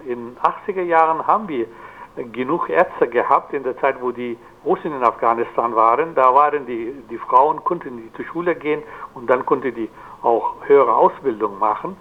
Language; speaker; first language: German; non-native, fluent; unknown